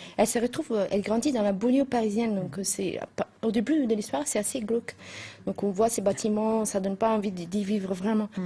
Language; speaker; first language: French; non-native, fluent; Italian